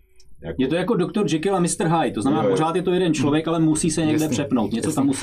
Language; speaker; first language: Czech; native; Czech